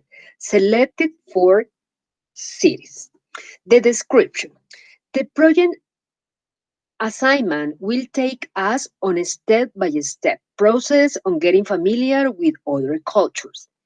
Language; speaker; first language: English; non-native, fluent; Spanish